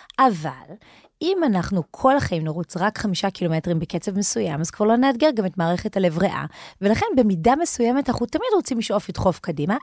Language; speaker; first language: Hebrew; native; Hebrew